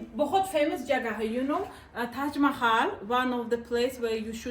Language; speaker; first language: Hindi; non-native, fluent; Uzbek